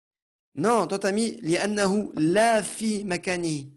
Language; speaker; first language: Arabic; non-native, fluent; French